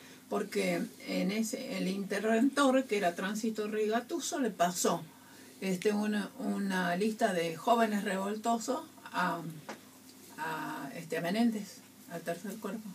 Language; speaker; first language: Spanish; native; Spanish